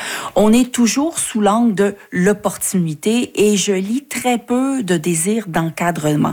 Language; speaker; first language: French; native; French